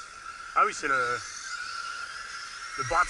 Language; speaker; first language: French; native; French